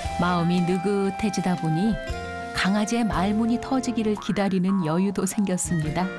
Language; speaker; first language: Korean; native; Korean